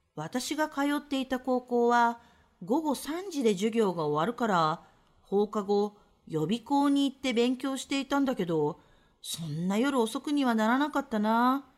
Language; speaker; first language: Japanese; native; Japanese